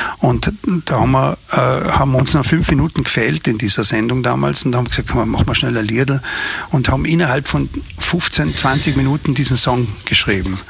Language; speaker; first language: German; native; German